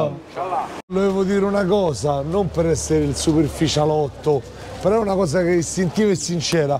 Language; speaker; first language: Italian; native; Italian